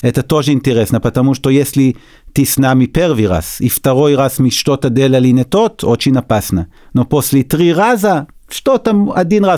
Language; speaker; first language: Russian; non-native, learner; Hebrew